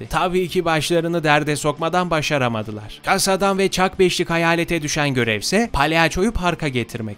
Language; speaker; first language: Turkish; native; Turkish